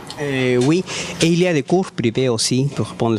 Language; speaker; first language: French; non-native, fluent; Spanish